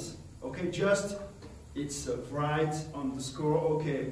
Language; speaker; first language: English; non-native, learner; French